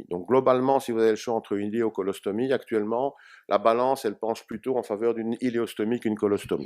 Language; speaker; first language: French; native; French